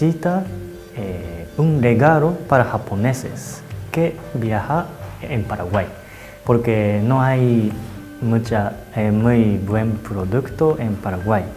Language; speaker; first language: Spanish; non-native, learner; Japanese